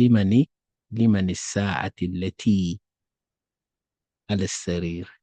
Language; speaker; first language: Arabic; non-native, fluent; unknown